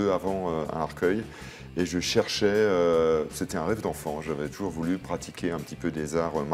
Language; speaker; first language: French; native; French